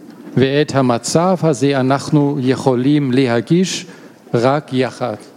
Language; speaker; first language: Hebrew; non-native, learner; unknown